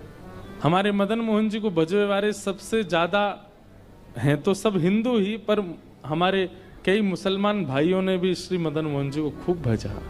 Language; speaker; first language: Hindi; native; Hindi